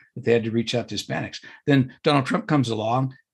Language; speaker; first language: English; native; English